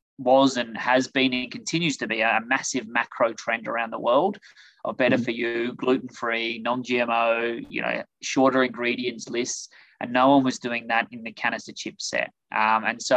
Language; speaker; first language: English; native; English